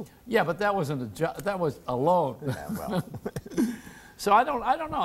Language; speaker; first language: English; native; English